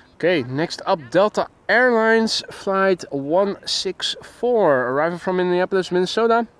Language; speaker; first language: English; non-native, fluent; Dutch